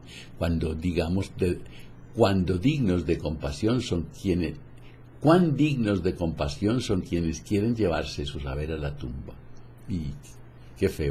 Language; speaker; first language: Spanish; native; Spanish